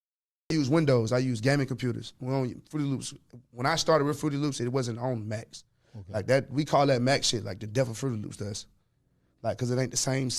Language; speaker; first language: English; native; English